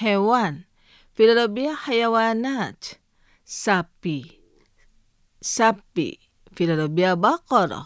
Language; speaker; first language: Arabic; non-native, fluent; Indonesian